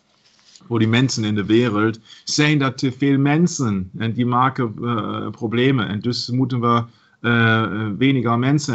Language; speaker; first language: Dutch; non-native, learner; German